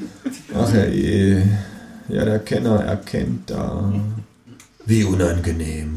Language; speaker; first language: German; native; German